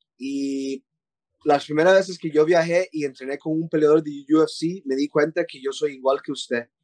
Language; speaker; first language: Spanish; early bilingual, heritage; Spanish